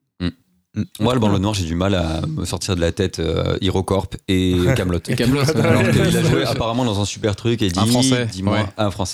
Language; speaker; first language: French; native; French